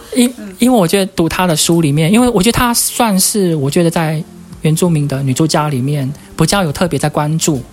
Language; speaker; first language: Chinese; native; Chinese